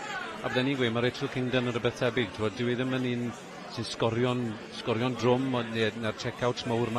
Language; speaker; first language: Welsh; native; Welsh